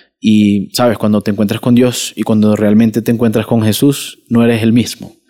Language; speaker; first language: Spanish; native; Spanish